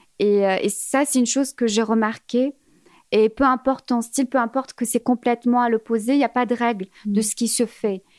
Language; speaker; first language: French; early bilingual, other home language; Arabic